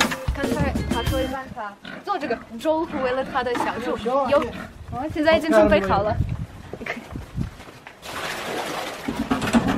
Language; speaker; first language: Chinese; non-native, fluent; Russian